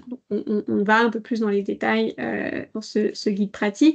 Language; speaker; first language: French; native; French